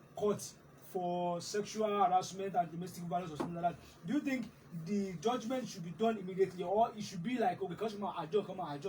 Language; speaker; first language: English; non-native, local second language; Yoruba